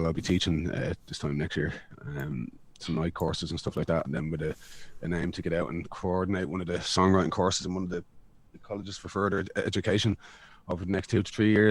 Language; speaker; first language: English; native; English